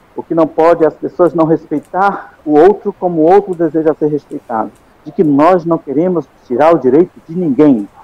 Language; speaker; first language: Portuguese; native; Portuguese